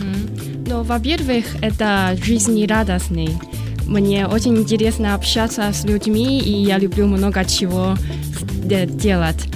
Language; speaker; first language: Russian; non-native, learner; Chinese